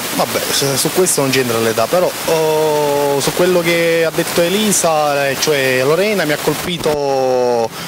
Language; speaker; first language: Italian; native; Italian